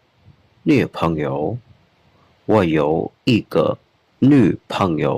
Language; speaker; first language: Chinese; non-native, fluent; Khmer